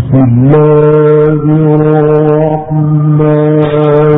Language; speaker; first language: Arabic; native; Arabic